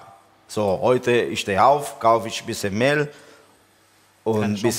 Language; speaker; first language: German; non-native, learner; Italian